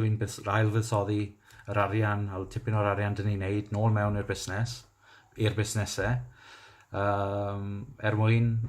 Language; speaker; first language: Welsh; native; Welsh